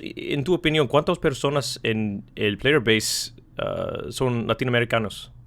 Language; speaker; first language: Spanish; non-native, learner; English